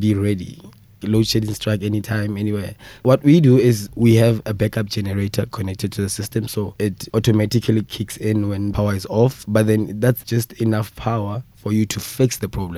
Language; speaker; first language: English; non-native, local second language; Southern Sotho